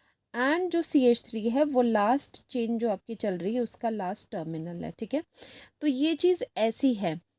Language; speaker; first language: Hindi; native; Hindi